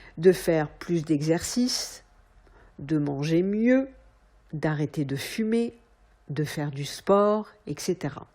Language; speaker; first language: French; native; French